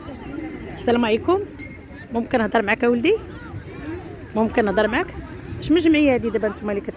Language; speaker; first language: Arabic; native; Arabic